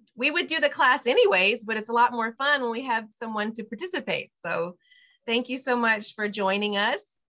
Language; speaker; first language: English; native; English